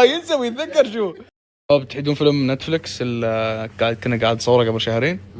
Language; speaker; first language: Arabic; native; Arabic